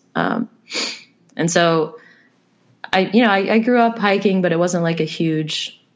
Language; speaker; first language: English; native; English